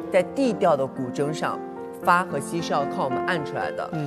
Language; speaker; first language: Chinese; native; Chinese